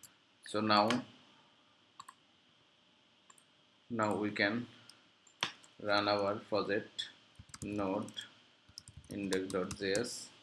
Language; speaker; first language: English; non-native, learner; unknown